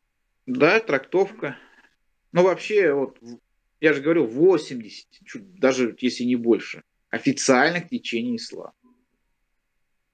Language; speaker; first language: Russian; native; Russian